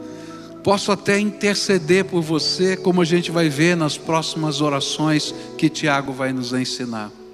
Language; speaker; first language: Portuguese; native; Portuguese